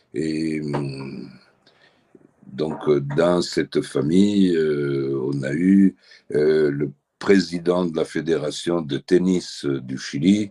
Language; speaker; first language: French; early bilingual, heritage; French